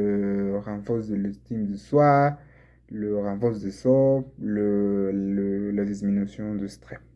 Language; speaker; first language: French; non-native, learner; Spanish